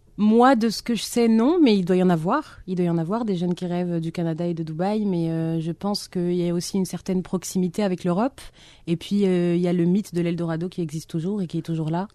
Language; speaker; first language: French; non-native, local second language; Arabic